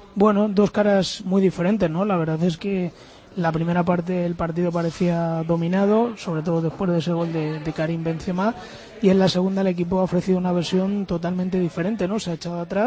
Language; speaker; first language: Spanish; native; Spanish